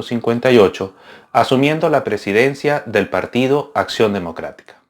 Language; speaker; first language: Spanish; native; Spanish